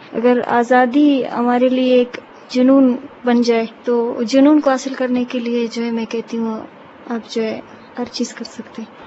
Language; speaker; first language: Urdu; non-native, local second language; Baluchi